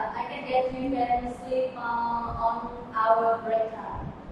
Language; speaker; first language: English; non-native, learner; Vietnamese